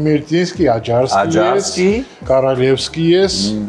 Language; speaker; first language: Russian; non-native, learner; Armenian